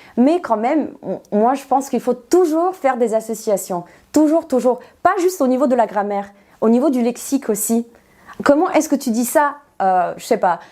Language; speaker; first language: French; non-native, fluent; Serbian